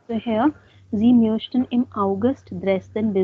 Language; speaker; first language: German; non-native, fluent; Hindi